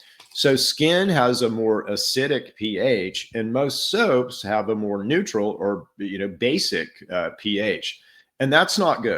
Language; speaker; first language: English; native; English